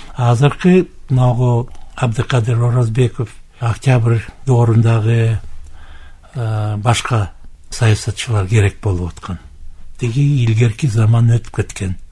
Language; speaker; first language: Kyrgyz; native; Kyrgyz